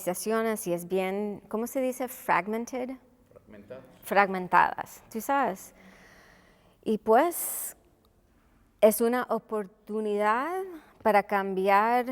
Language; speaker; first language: Spanish; non-native, local second language; English